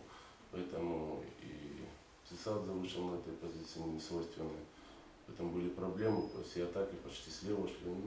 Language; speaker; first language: Russian; native; Russian